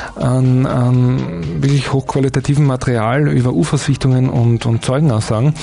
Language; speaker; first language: German; native; German